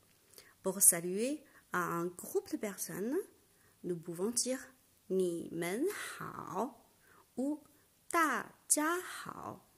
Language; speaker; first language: French; non-native, fluent; Chinese